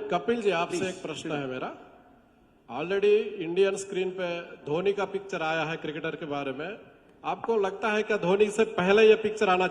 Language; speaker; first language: Hindi; non-native, local second language; Telugu